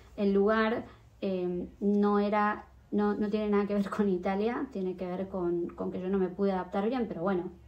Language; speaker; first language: Spanish; native; Spanish